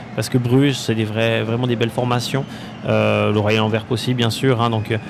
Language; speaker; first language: French; native; French